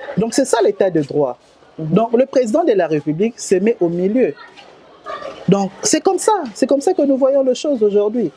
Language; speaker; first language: French; non-native, local second language; Lingala